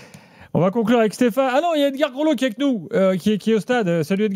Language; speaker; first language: French; native; French